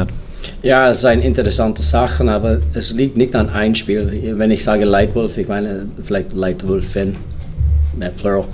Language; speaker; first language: German; non-native, learner; English